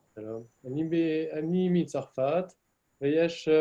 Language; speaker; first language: Hebrew; non-native, learner; French